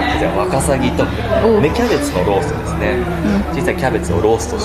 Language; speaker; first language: Japanese; native; Japanese